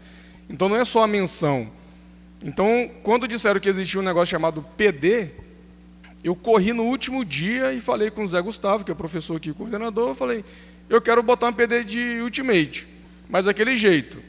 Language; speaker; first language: Portuguese; native; Portuguese